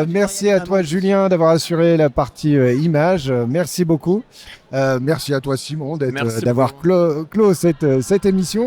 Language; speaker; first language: French; native; French